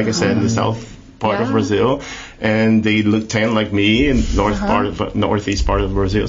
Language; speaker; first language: English; non-native, fluent; Portuguese